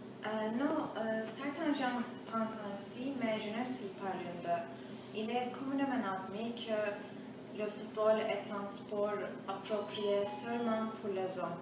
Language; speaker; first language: French; non-native, fluent; Turkish